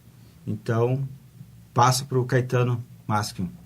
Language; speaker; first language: Portuguese; native; Portuguese